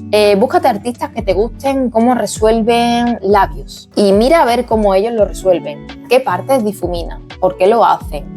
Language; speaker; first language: Spanish; native; Spanish